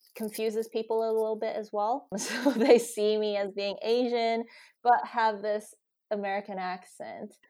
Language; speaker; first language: English; non-native, local second language; Cantonese